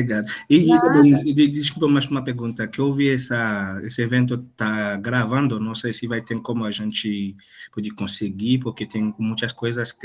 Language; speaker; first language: Portuguese; non-native, fluent; Haitian Creole